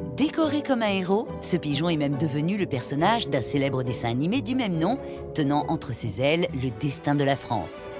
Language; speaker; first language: French; native; French